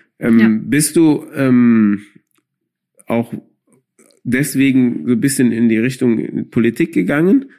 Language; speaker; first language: German; early bilingual, other home language; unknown